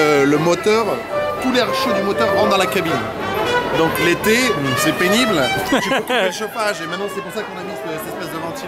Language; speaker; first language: French; native; French